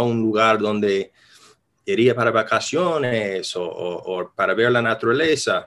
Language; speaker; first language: Spanish; non-native, fluent; English